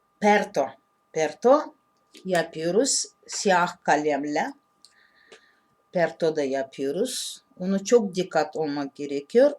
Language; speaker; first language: Turkish; non-native, learner; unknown